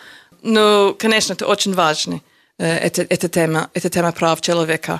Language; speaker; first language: Russian; non-native, learner; English